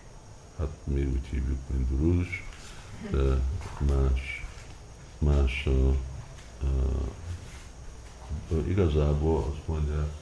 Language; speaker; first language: Hungarian; early bilingual, heritage; Hungarian